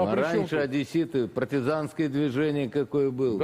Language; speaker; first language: Russian; native; Russian